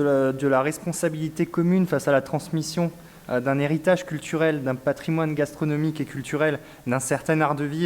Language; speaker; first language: French; native; French